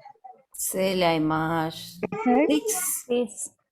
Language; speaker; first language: French; non-native, learner; Spanish